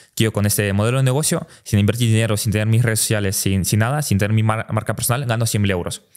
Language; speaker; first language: Spanish; early bilingual, other home language; Russian